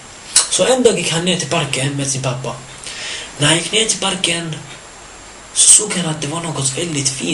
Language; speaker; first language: Swedish; early bilingual, other home language; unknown